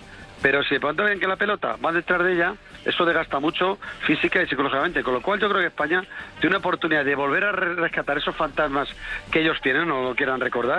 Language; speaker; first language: Spanish; native; Spanish